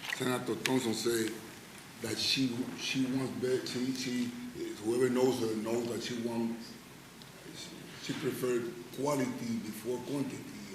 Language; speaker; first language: English; non-native, fluent; Spanish